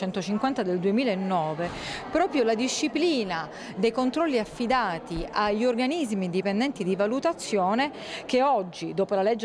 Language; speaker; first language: Italian; native; Italian